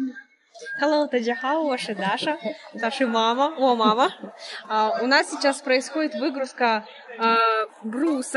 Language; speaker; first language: Russian; native; Russian